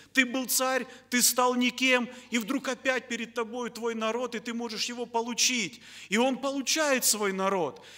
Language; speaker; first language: Russian; native; Russian